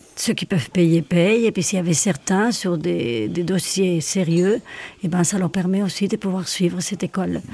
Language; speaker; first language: French; non-native, fluent; Spanish